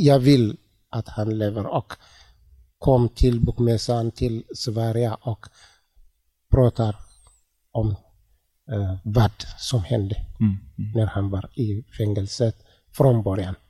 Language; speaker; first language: Swedish; non-native, learner; Tigrinya